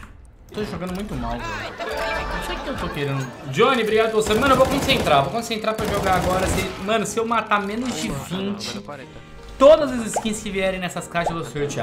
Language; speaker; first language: Portuguese; native; Portuguese